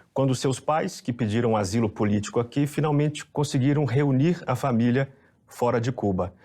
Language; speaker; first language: Portuguese; native; Portuguese